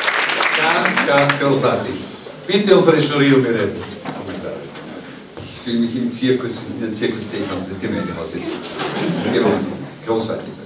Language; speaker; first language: German; native; German